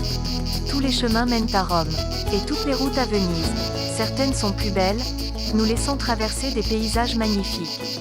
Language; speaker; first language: French; native; French